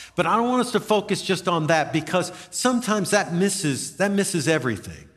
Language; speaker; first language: English; native; English